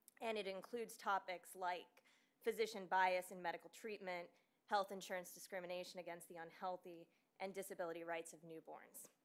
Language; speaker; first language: English; native; English